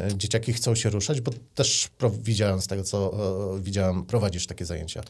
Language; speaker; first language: Polish; native; Polish